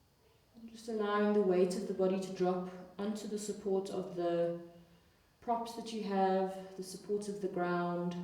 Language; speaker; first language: English; native; English